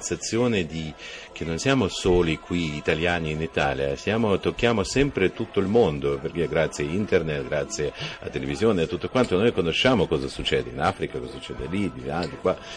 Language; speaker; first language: Italian; non-native, fluent; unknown